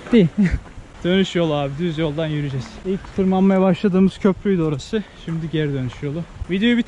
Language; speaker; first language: Turkish; native; Turkish